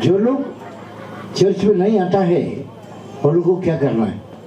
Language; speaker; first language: Hindi; non-native, local second language; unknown